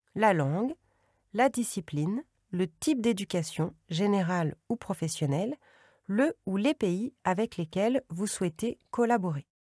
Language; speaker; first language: French; native; French